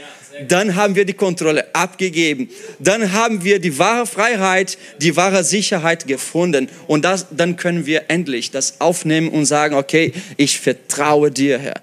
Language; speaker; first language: German; non-native, fluent; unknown